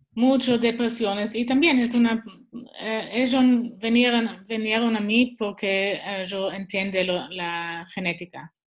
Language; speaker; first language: Spanish; non-native, learner; Swiss German